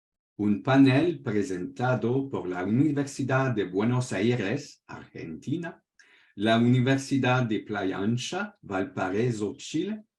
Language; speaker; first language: Spanish; non-native, fluent; French